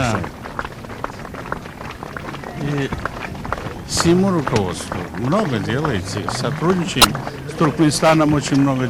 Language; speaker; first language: Russian; non-native, local second language; Turkmen